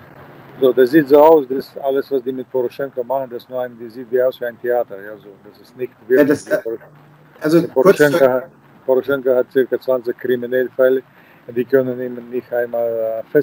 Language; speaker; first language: German; non-native, fluent; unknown